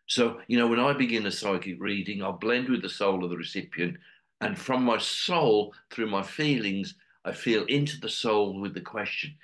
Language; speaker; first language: English; native; English